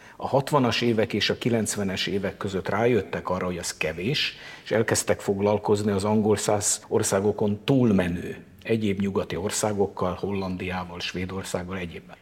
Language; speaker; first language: Hungarian; native; Hungarian